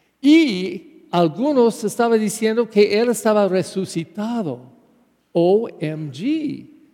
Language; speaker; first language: Spanish; non-native, fluent; English